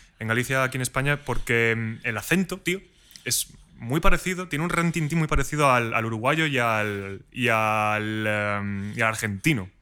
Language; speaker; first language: Spanish; native; Spanish